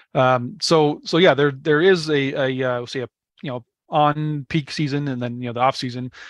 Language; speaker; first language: English; native; English